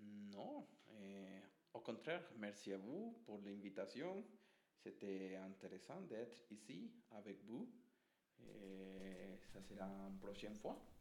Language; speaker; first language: French; non-native, fluent; Spanish